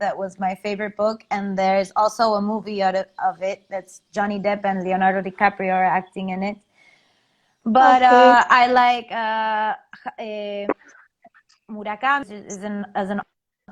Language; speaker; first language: English; non-native, fluent; Spanish